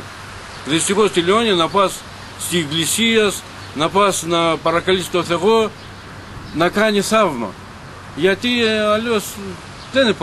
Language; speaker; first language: Greek; non-native, learner; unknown